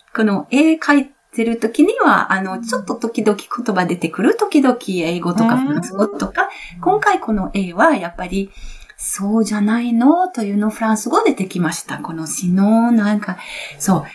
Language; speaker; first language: Japanese; non-native, fluent; Italian